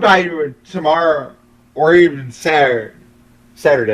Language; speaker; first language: English; native; English